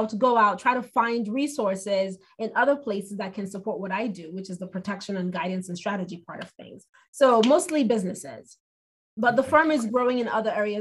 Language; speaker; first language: English; non-native, local second language; Igbo